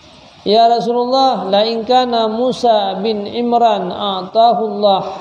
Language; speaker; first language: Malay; non-native, local second language; Achinese